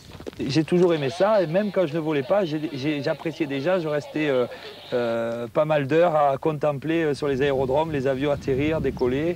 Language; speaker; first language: French; native; French